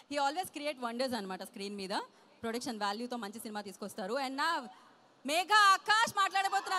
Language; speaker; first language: Telugu; native; Telugu